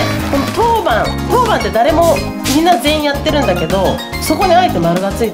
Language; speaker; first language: Japanese; native; Japanese